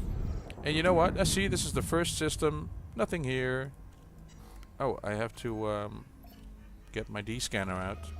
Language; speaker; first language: English; native; English